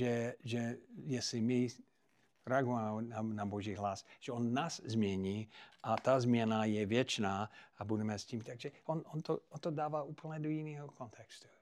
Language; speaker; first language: Czech; non-native, fluent; English